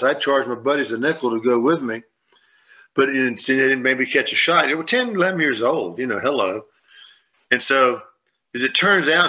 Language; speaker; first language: English; native; English